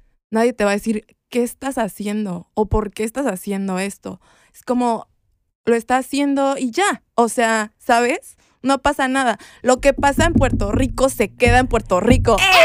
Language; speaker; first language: Spanish; native; Spanish